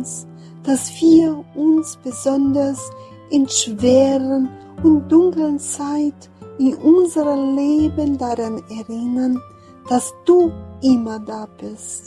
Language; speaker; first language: German; non-native, fluent; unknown